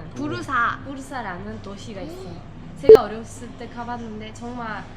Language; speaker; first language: Korean; non-native, fluent; Turkish